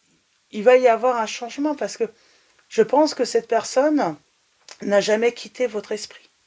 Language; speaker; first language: French; native; French